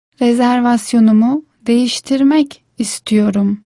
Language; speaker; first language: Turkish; non-native, fluent; Persian